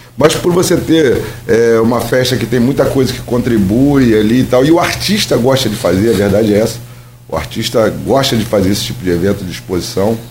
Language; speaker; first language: Portuguese; native; Portuguese